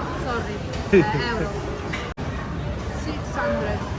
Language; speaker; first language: English; non-native, learner; Italian